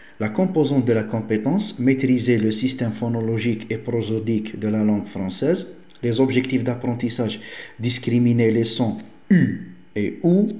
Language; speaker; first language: French; non-native, local second language; Arabic